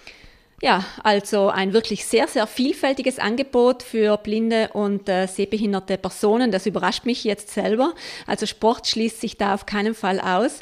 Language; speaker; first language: German; native; German